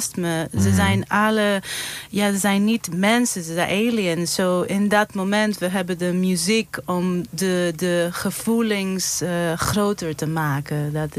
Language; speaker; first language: Dutch; non-native, fluent; Greek